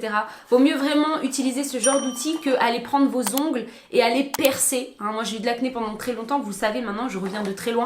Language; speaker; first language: French; native; French